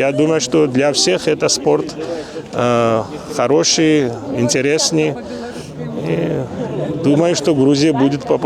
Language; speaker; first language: Russian; non-native, fluent; Georgian